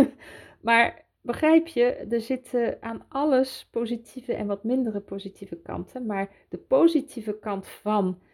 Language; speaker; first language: Dutch; early bilingual, heritage; Dutch